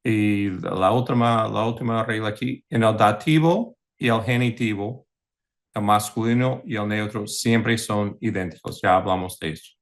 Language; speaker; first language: Spanish; early bilingual, heritage; English